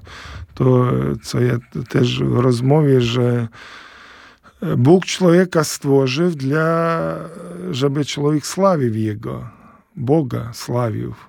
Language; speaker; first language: Polish; non-native, fluent; Ukrainian